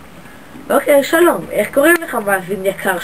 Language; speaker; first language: Hebrew; native; Hebrew